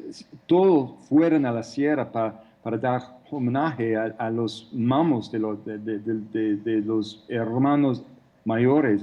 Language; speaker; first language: Spanish; non-native, fluent; English